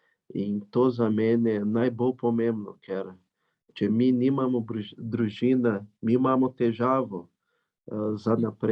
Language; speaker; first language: Slovenian; non-native, learner; Portuguese